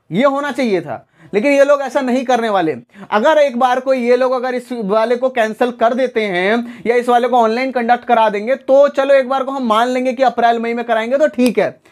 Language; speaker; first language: Hindi; native; Hindi